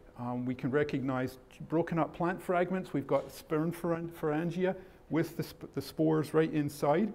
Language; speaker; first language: English; native; English